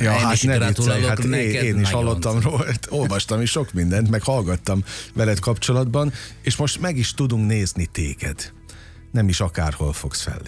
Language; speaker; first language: Hungarian; native; Hungarian